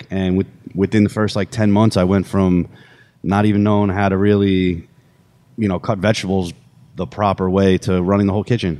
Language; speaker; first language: English; native; English